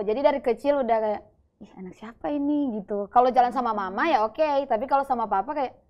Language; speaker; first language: Indonesian; native; Indonesian